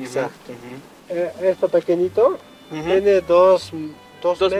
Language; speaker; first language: Spanish; non-native, local second language; Quechua